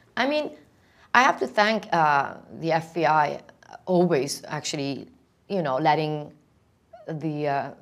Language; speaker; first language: English; non-native, fluent; Persian